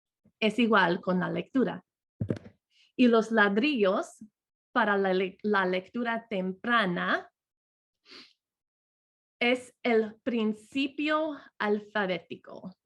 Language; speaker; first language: Spanish; non-native, fluent; English